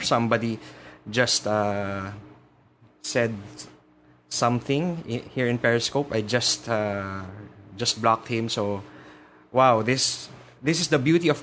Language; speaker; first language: English; non-native, local second language; Filipino